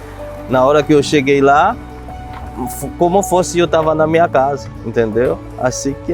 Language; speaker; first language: Portuguese; non-native, fluent; Haitian Creole